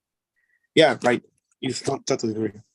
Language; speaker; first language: English; non-native, learner; Spanish